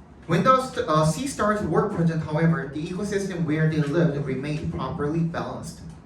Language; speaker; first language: English; non-native, fluent; Korean